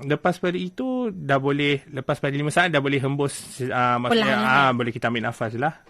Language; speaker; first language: Malay; native; Malay